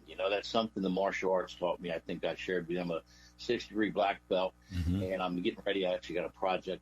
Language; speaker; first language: English; native; English